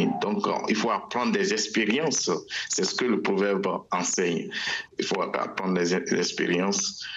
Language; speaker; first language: French; non-native, fluent; Yoruba